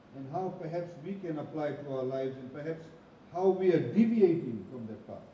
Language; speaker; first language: English; non-native, local second language; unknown